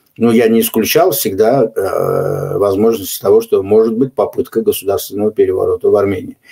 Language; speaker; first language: Russian; non-native, local second language; Azerbaijani